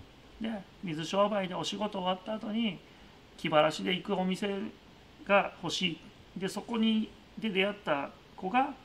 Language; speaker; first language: Japanese; native; Japanese